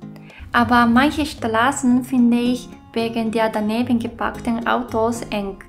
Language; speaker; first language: German; non-native, fluent; Japanese